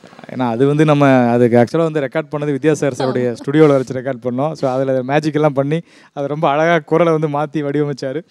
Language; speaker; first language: Tamil; native; Tamil